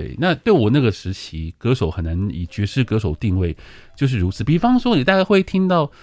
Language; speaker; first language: Chinese; native; Chinese